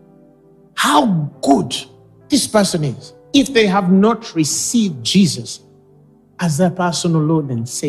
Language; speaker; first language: English; non-native, local second language; Ganda